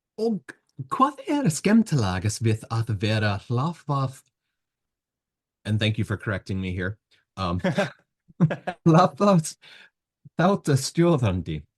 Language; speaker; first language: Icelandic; non-native, learner; English